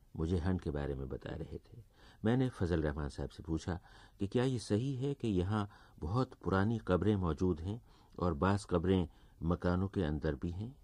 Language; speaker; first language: Urdu; native; Urdu